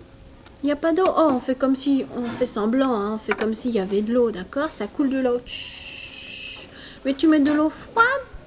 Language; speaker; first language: French; native; French